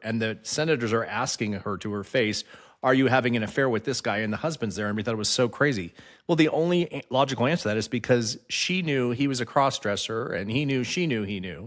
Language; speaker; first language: English; native; English